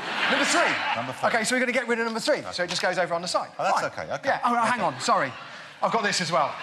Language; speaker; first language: English; native; English